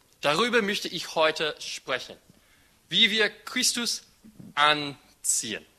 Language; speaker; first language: German; non-native, fluent; English